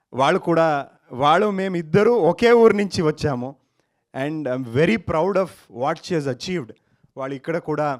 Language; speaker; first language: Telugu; non-native, learner; Kannada